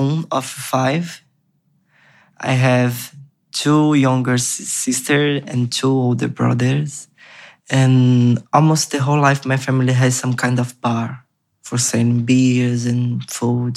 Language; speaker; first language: English; non-native, learner; Portuguese